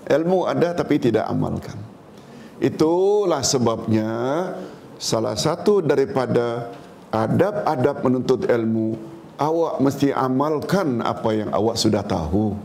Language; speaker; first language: Malay; native; Malay